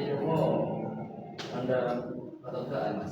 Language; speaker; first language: Japanese; non-native, learner; Indonesian